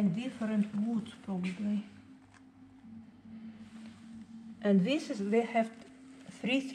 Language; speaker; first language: English; non-native, fluent; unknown